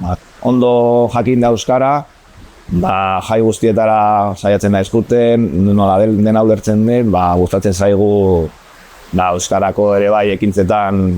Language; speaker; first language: Basque; non-native, local second language; Spanish